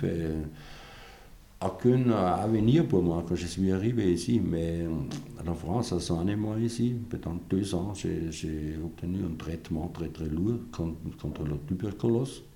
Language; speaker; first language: French; non-native, fluent; German